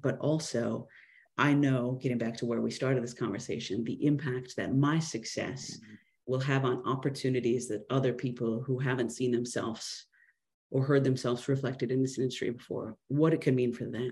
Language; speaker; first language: English; native; English